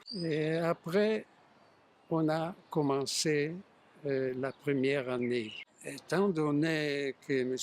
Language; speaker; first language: French; non-native, fluent; Yiddish